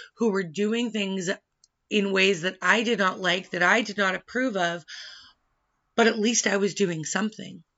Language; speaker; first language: English; native; English